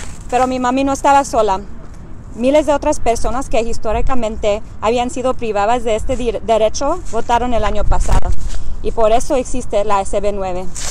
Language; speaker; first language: Spanish; early bilingual, heritage; Spanish